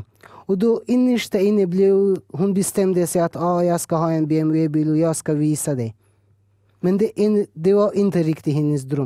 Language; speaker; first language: Swedish; early bilingual, other home language; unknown